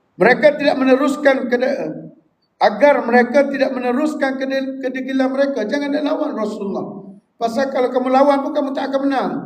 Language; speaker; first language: Malay; native; Malay